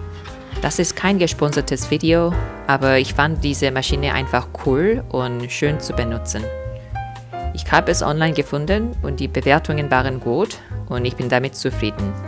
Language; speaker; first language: German; non-native, fluent; Korean